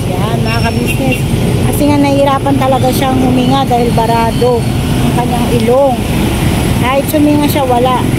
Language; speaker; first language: Filipino; native; Filipino